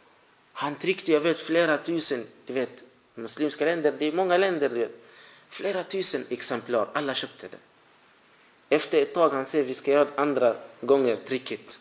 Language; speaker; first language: Swedish; non-native, fluent; Arabic